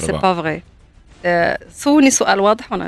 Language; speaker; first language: Arabic; native; Arabic